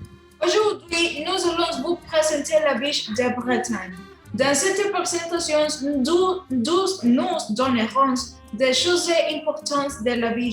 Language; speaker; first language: French; non-native, learner; Spanish